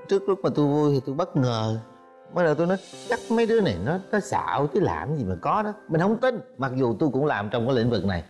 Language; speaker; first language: Vietnamese; native; Vietnamese